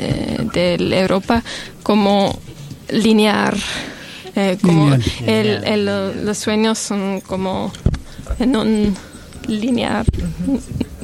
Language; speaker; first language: Spanish; non-native, learner; French